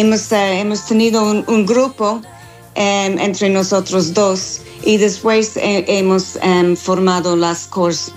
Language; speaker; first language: Spanish; non-native, learner; English